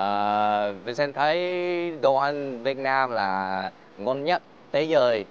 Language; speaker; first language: Vietnamese; non-native, learner; Dutch